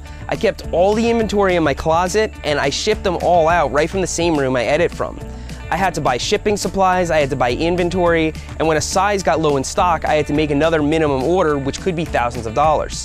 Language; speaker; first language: English; native; English